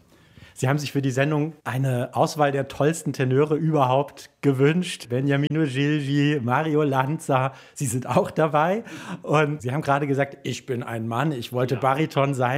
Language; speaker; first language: German; native; German